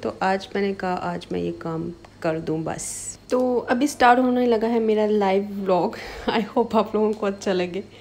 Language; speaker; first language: Urdu; native; Urdu